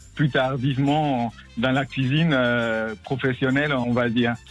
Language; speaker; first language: French; non-native, fluent; Spanish